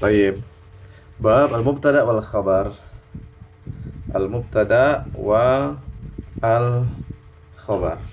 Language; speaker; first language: Arabic; non-native, fluent; Indonesian